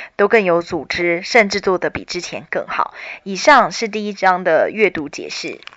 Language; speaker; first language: Chinese; native; Chinese